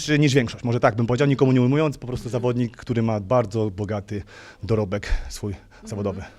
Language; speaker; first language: Polish; native; Polish